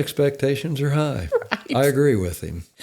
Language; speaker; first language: English; native; English